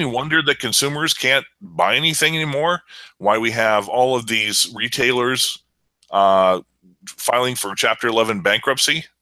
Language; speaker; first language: English; native; English